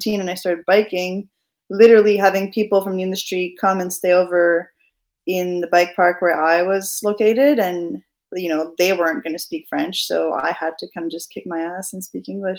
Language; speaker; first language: English; non-native, fluent; French